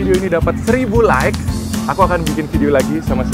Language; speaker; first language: Indonesian; native; Indonesian